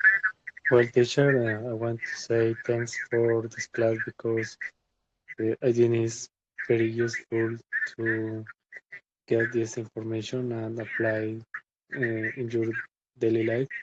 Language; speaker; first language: English; non-native, learner; Spanish